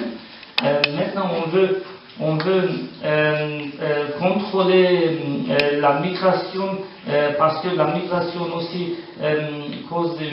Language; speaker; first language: French; non-native, learner; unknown